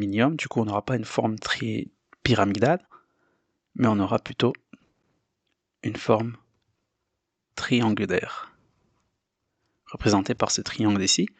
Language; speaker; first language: French; native; French